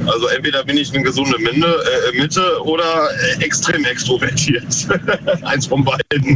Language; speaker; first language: German; native; German